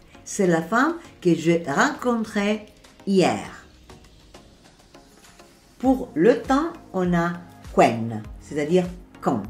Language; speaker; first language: French; non-native, fluent; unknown